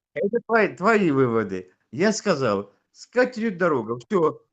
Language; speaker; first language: Russian; native; Russian